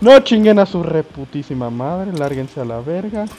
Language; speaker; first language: Spanish; native; Spanish